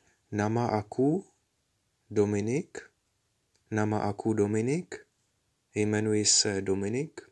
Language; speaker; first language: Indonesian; non-native, learner; Czech